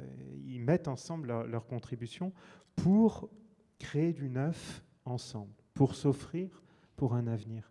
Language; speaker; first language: French; native; French